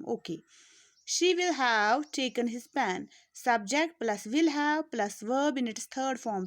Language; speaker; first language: English; non-native, local second language; Urdu